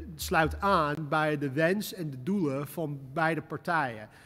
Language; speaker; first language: Dutch; non-native, fluent; English